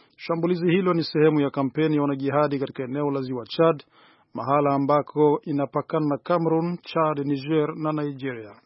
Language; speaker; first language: Swahili; non-native, local second language; Rundi